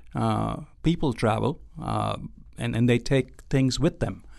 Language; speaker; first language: English; non-native, local second language; Gujarati